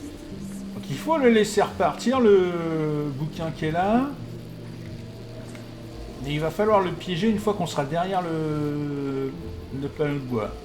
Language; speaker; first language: French; native; French